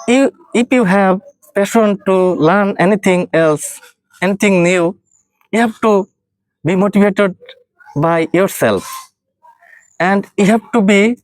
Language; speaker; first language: English; non-native, learner; Bangla